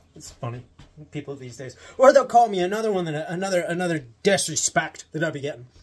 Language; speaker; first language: English; native; English